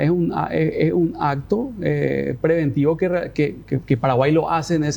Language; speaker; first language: Spanish; native; Spanish